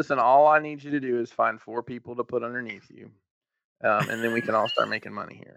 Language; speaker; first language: English; native; English